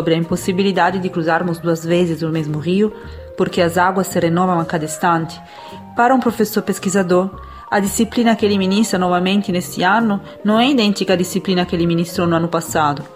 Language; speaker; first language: Portuguese; non-native, fluent; Italian